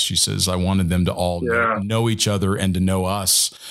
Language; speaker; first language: English; native; English